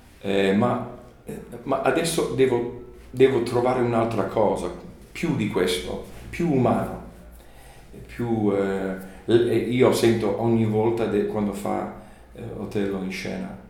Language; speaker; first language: Italian; non-native, learner; English